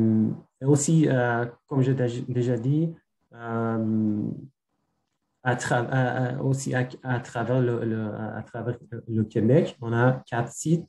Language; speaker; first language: French; non-native, fluent; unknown